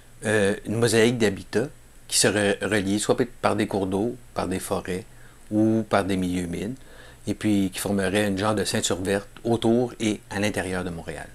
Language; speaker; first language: French; native; French